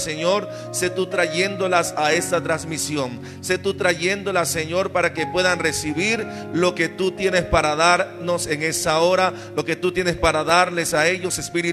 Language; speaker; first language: Spanish; native; Spanish